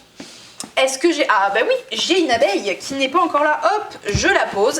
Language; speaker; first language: French; native; French